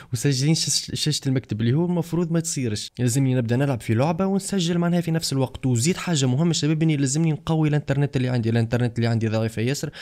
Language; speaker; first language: Arabic; native; Arabic